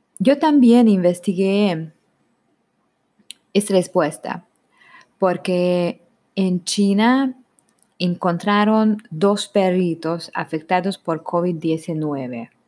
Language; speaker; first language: Spanish; non-native, learner; Hungarian